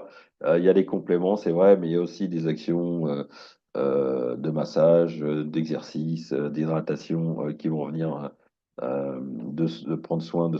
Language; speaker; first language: French; native; French